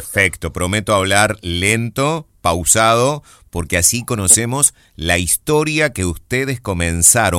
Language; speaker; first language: Spanish; native; Spanish